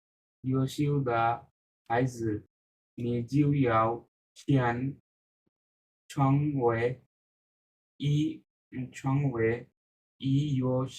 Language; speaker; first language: Chinese; non-native, learner; Bangla